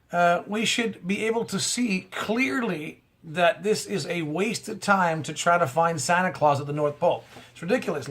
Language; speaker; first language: English; native; English